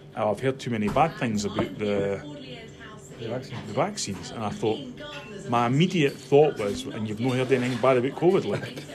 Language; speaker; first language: English; native; English